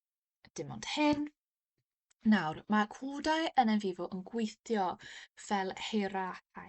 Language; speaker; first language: Welsh; non-native, fluent; English